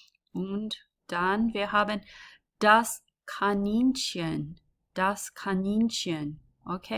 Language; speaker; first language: German; non-native, learner; English